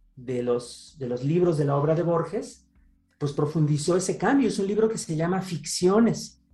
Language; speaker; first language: Spanish; native; Spanish